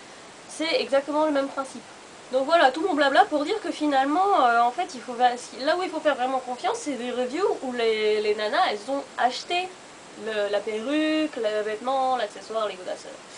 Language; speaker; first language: French; native; French